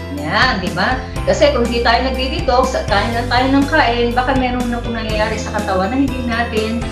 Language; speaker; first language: Filipino; native; Filipino